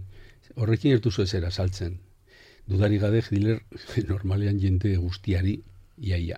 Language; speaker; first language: Basque; non-native, local second language; Spanish